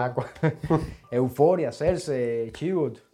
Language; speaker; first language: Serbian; non-native, learner; Spanish